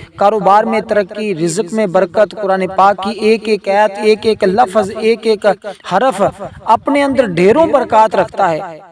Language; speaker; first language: Urdu; non-native, local second language; Punjabi